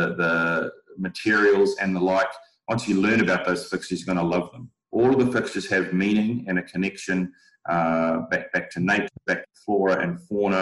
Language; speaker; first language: English; native; English